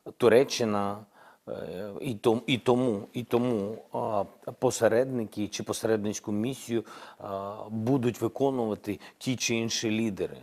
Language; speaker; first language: Ukrainian; non-native, local second language; Russian